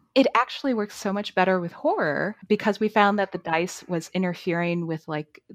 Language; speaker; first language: English; native; English